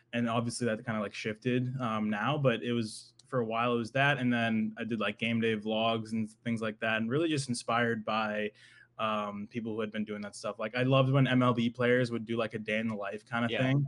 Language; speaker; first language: English; native; English